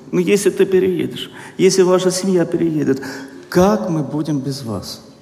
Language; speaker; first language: Russian; non-native, local second language; Azerbaijani